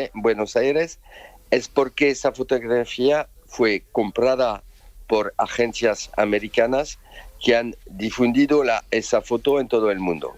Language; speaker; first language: Spanish; non-native, fluent; French